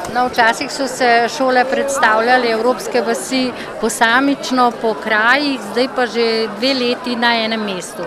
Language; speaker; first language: Slovenian; native; Slovenian